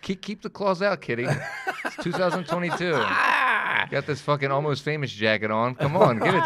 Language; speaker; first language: English; native; English